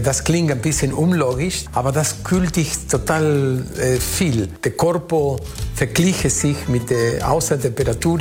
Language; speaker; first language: German; non-native, fluent; Spanish